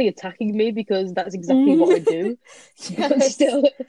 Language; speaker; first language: English; native; English